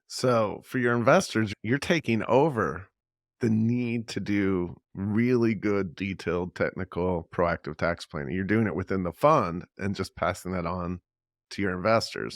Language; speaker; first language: English; native; English